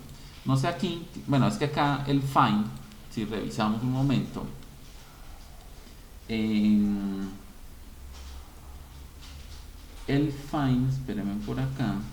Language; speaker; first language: Spanish; native; Spanish